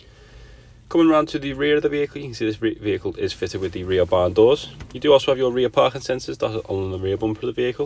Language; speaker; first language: English; native; English